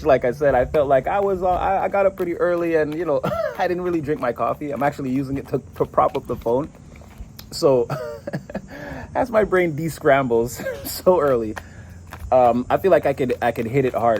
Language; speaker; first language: English; native; English